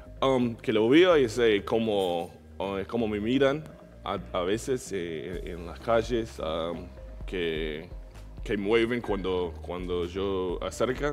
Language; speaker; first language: Spanish; non-native, learner; English